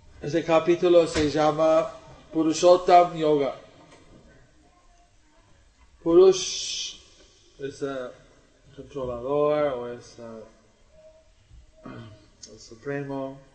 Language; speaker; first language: Spanish; non-native, learner; English